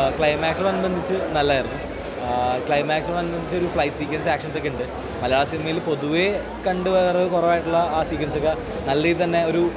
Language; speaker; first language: Malayalam; native; Malayalam